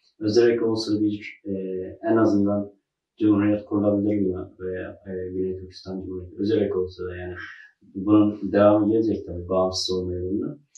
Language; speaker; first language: Turkish; non-native, fluent; Uyghur